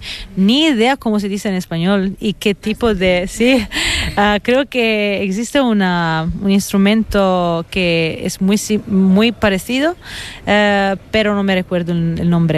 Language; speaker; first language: Spanish; non-native, fluent; Italian